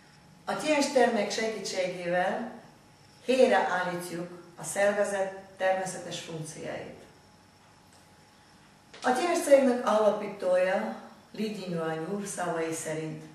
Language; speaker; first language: Hungarian; non-native, fluent; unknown